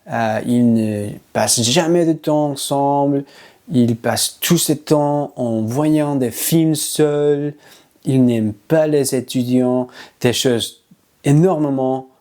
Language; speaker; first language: French; non-native, learner; English